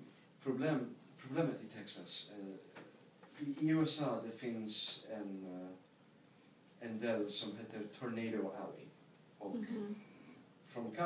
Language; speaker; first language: Swedish; non-native, learner; English